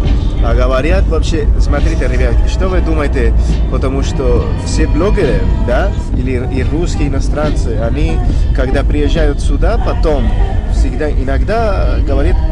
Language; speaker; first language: Russian; non-native, fluent; Spanish